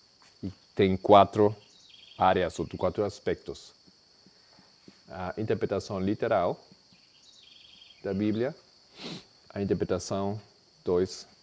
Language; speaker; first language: Portuguese; non-native, fluent; Spanish